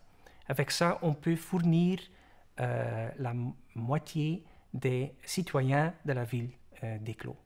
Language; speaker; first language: French; non-native, fluent; Dutch